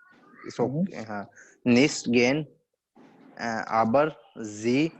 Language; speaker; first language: German; non-native, learner; Hindi